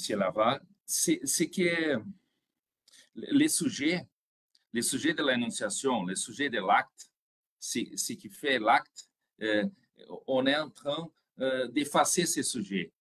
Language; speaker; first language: French; non-native, fluent; Portuguese